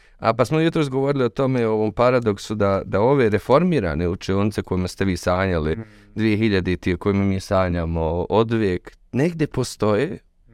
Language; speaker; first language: Serbian; native; Serbian